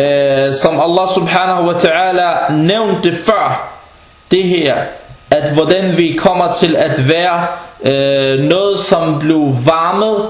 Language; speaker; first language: Danish; non-native, fluent; Arabic